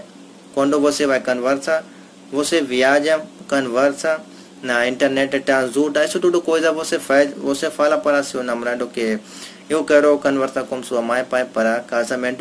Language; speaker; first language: Portuguese; non-native, learner; Hindi